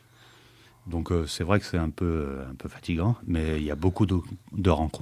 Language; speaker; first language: French; native; French